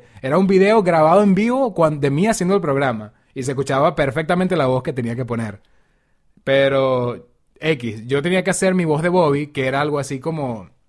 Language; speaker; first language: Spanish; native; Spanish